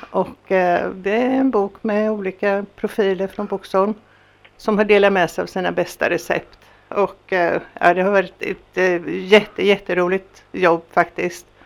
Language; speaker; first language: Swedish; native; Swedish